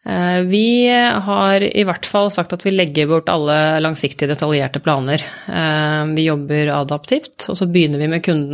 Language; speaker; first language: Norwegian; native; Norwegian